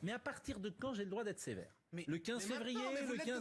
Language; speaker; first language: French; native; French